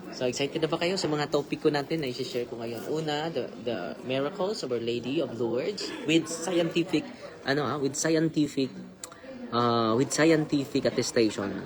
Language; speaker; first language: Filipino; native; Filipino